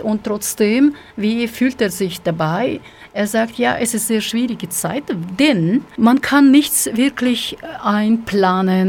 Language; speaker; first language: German; non-native, fluent; Russian